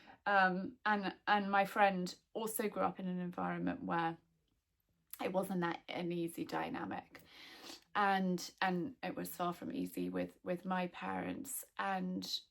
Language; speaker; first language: English; native; English